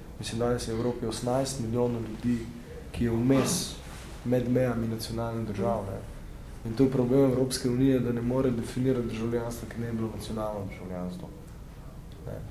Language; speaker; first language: Slovenian; native; Slovenian